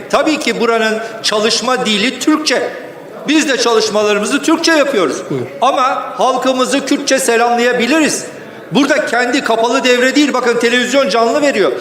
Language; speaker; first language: Turkish; non-native, local second language; Kurdish